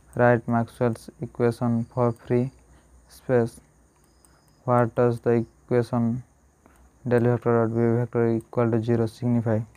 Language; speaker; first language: English; non-native, local second language; Odia